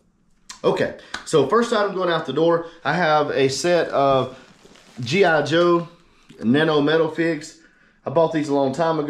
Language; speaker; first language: English; native; English